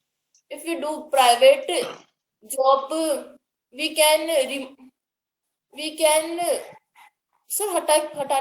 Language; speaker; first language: English; non-native, learner; Hindi